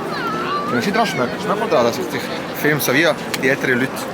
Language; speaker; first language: German; non-native, local second language; Croatian